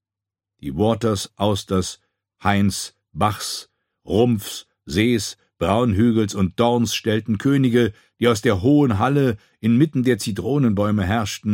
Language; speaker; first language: German; native; German